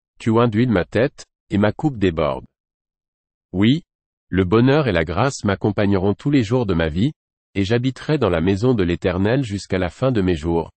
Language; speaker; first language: French; non-native, local second language; Haitian Creole